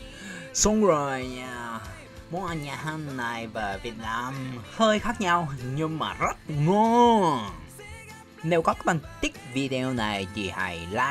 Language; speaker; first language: Vietnamese; non-native, learner; Japanese